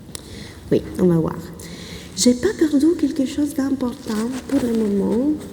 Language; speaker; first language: French; non-native, fluent; Italian